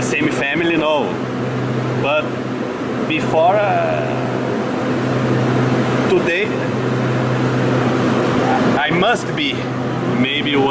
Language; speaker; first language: English; non-native, learner; Portuguese